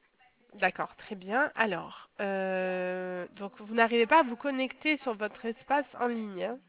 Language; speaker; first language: French; native; French